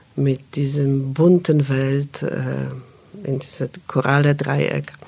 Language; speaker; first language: German; non-native, fluent; Polish